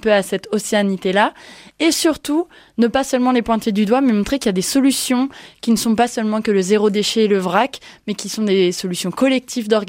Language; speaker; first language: French; native; French